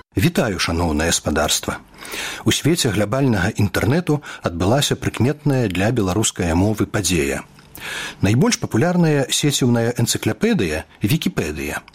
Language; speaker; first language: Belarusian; native; Belarusian